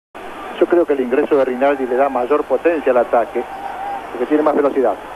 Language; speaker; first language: Spanish; native; Spanish